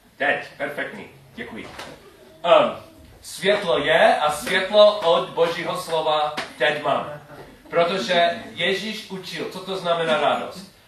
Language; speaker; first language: Czech; non-native, learner; English